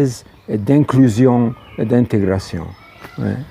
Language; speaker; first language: French; non-native, fluent; Italian